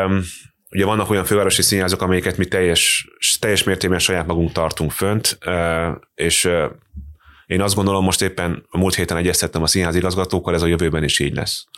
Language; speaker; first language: Hungarian; native; Hungarian